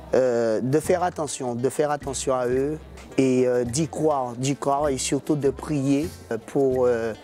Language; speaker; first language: French; native; French